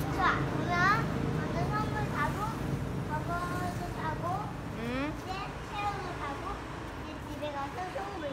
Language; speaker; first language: Korean; early bilingual, heritage; Korean